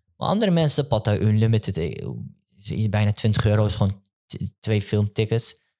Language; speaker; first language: Dutch; early bilingual, other home language; Turkish